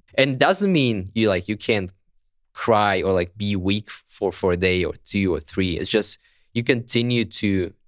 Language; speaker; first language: English; non-native, fluent; German